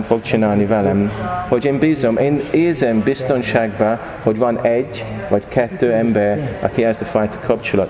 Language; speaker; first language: Hungarian; non-native, learner; English